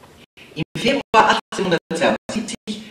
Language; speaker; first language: German; native; German